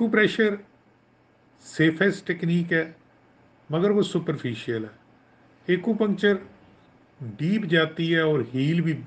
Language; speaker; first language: Hindi; non-native, local second language; Punjabi